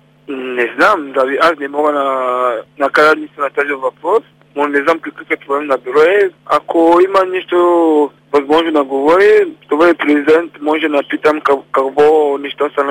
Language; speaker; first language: Bulgarian; non-native, learner; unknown